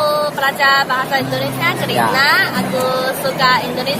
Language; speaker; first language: Indonesian; non-native, learner; Chinese